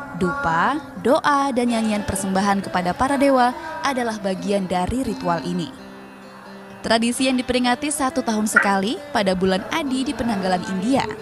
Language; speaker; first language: Indonesian; native; Indonesian